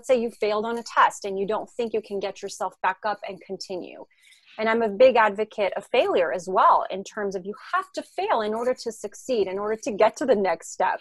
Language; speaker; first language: English; non-native, fluent; French